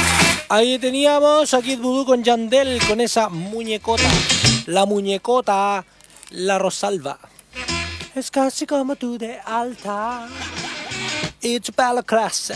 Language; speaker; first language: Spanish; native; Spanish